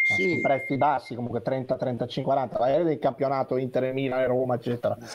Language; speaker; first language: Italian; native; Italian